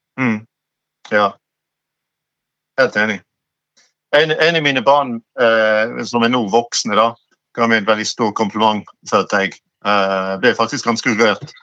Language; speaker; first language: Norwegian; non-native, fluent; English